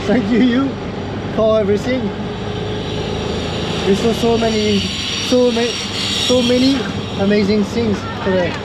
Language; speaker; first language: English; non-native, fluent; French